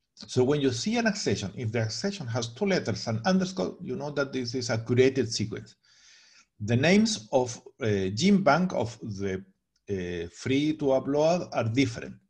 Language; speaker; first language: English; non-native, fluent; Spanish